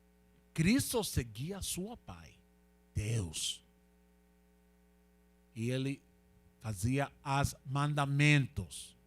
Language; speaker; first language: Portuguese; non-native, learner; Spanish